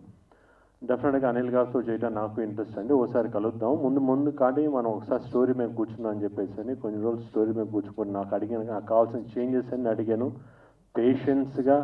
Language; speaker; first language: Telugu; native; Telugu